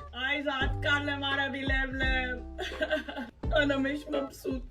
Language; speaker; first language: Arabic; non-native, learner; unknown